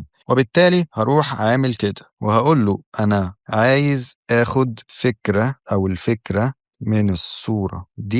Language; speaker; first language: Arabic; native; Arabic